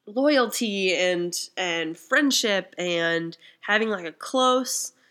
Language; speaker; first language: English; native; English